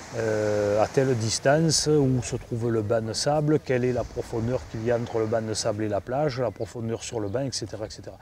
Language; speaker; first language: French; native; French